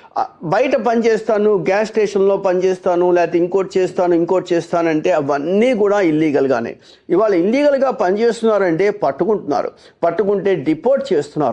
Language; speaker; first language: Telugu; native; Telugu